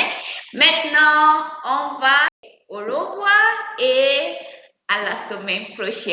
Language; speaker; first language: French; non-native, learner; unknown